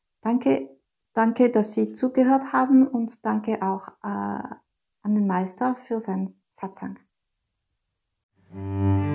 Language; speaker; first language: German; non-native, fluent; French